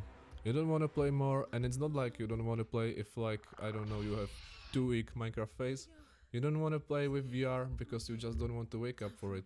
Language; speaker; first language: English; non-native, fluent; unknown